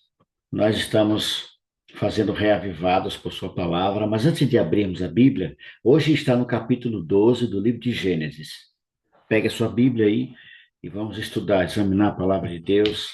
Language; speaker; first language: Portuguese; native; Portuguese